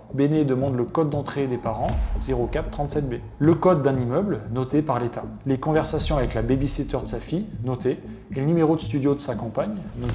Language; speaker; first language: French; native; French